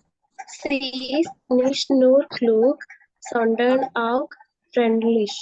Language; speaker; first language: German; non-native, learner; Malayalam